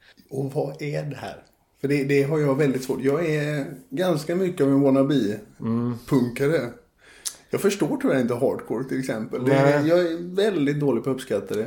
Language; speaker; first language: Swedish; native; Swedish